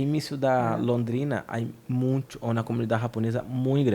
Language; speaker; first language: Spanish; non-native, fluent; Portuguese